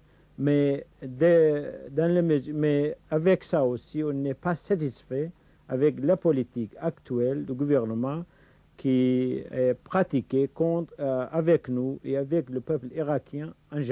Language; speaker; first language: French; non-native, fluent; Kurdish